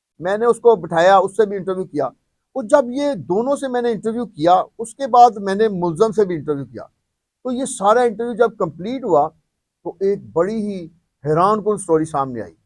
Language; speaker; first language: Urdu; non-native, local second language; Punjabi